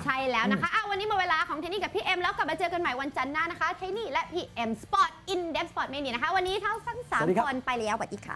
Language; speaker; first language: Thai; native; Thai